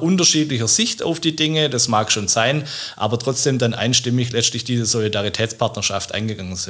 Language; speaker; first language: German; native; German